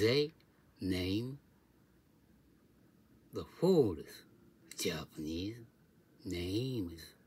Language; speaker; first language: English; non-native, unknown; Japanese